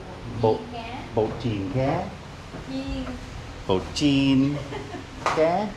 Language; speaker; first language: Vietnamese; non-native, learner; English